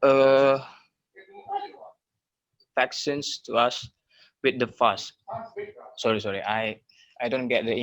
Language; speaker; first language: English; non-native, learner; Indonesian